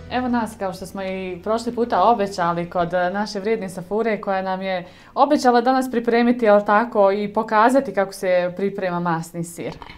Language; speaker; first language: Croatian; native; Croatian